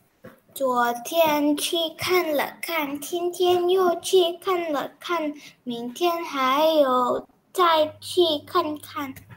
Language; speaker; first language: Chinese; non-native, learner; Indonesian